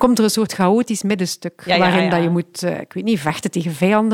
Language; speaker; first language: Dutch; native; Dutch